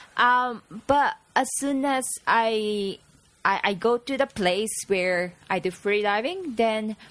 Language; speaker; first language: English; non-native, fluent; Japanese